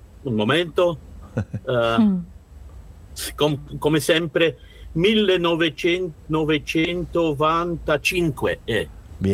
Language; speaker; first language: Italian; non-native, learner; Russian